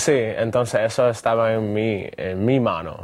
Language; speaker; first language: Spanish; early bilingual, other home language; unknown